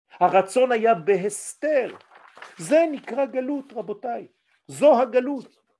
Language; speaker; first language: Hebrew; non-native, fluent; French